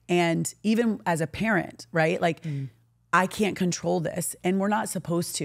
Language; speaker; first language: English; native; English